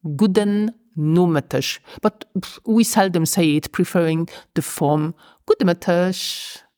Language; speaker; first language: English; non-native, fluent; Luxembourgish